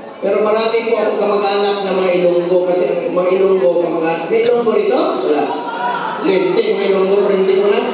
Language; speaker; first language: Filipino; non-native, local second language; Cebuano